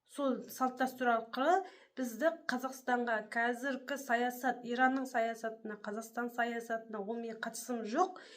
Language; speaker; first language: Kazakh; early bilingual, heritage; Kazakh